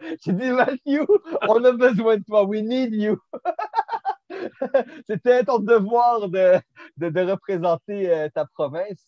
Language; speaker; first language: French; native; French